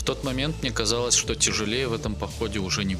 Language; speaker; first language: Russian; native; Russian